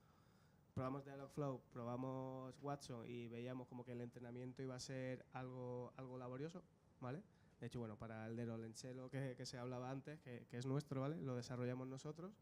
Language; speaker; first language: Spanish; native; Spanish